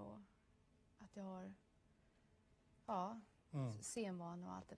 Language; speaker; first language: Swedish; native; Swedish